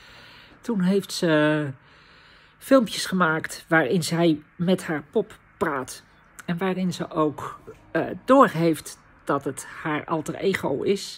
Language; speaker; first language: Dutch; native; Dutch